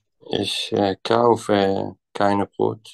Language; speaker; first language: German; non-native, learner; Arabic